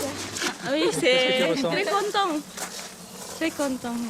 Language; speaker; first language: French; non-native, learner; Indonesian